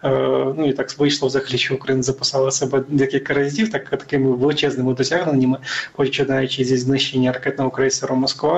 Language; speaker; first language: Ukrainian; native; Ukrainian